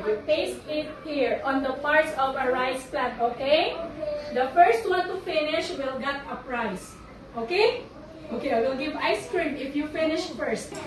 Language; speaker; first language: English; non-native, fluent; Filipino